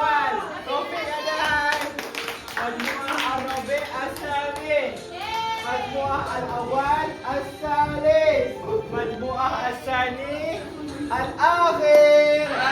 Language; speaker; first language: Arabic; non-native, learner; Malay